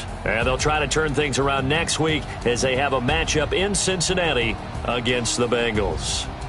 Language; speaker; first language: English; native; English